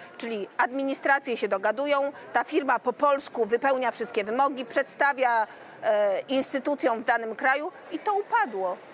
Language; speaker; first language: Polish; native; Polish